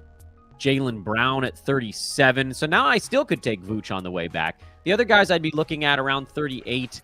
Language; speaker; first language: English; native; English